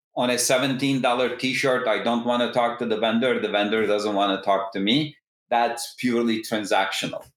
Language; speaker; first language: English; non-native, fluent; Turkish